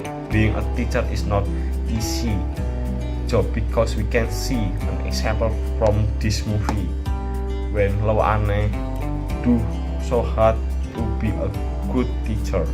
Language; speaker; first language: English; non-native, learner; Indonesian